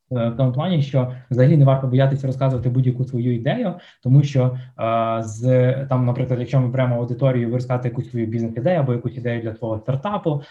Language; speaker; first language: Ukrainian; non-native, local second language; Russian